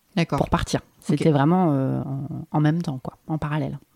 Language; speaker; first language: French; native; French